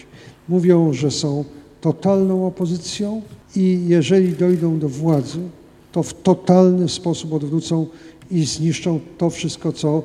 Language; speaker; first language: Polish; native; Polish